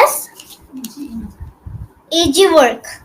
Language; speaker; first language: English; non-native, learner; Hindi